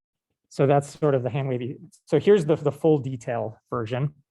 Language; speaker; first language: English; native; English